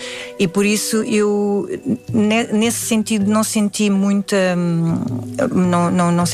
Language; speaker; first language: Portuguese; early bilingual, other home language; Indonesian